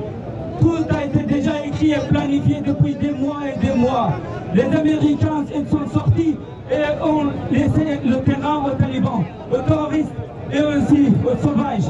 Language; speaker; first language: French; non-native, fluent; Persian